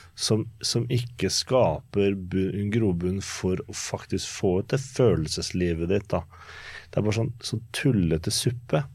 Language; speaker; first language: Norwegian; native; Norwegian